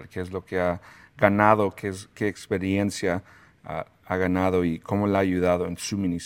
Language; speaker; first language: Spanish; early bilingual, heritage; Spanish